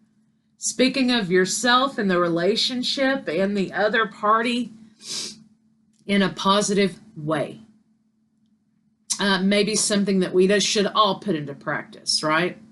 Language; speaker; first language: English; native; English